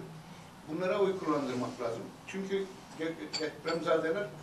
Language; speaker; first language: Turkish; native; Turkish